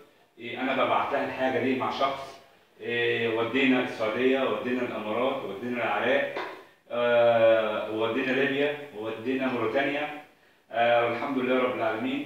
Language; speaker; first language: Arabic; native; Arabic